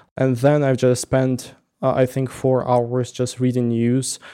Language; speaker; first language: English; non-native, fluent; Russian